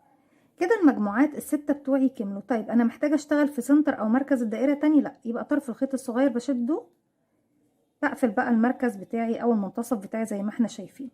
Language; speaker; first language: Arabic; native; Arabic